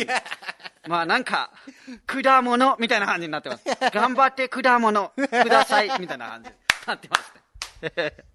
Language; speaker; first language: Japanese; non-native, fluent; Nepali